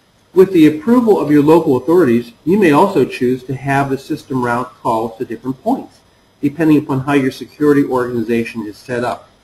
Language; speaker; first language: English; native; English